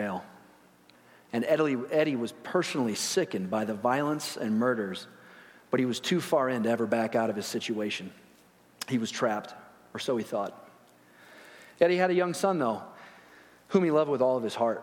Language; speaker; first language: English; native; English